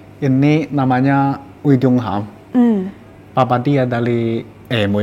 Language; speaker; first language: Indonesian; non-native, learner; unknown